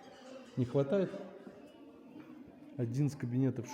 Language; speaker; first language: Russian; native; Russian